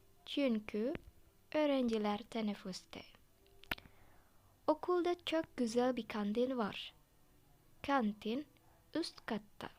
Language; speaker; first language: Turkish; non-native, fluent; Indonesian